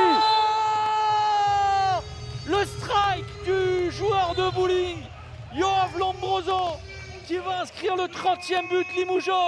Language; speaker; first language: French; native; French